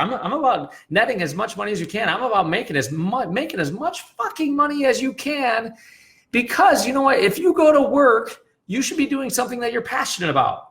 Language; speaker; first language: English; native; English